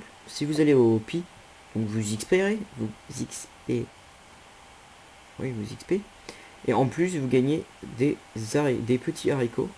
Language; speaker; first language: French; native; French